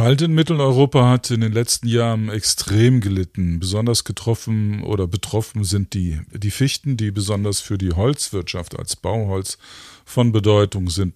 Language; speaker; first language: German; native; German